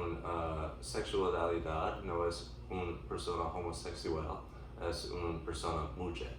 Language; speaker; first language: Spanish; non-native, learner; English